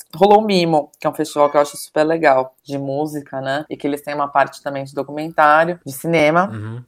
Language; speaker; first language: Portuguese; native; Portuguese